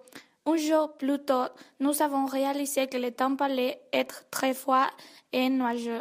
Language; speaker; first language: French; non-native, learner; Spanish